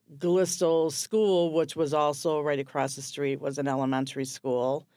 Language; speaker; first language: English; native; English